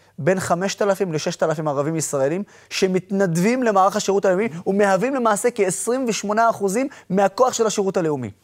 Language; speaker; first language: Hebrew; non-native, local second language; Arabic